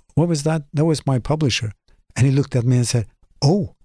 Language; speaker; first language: English; non-native, fluent; Norwegian